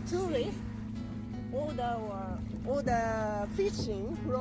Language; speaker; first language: English; non-native, learner; Japanese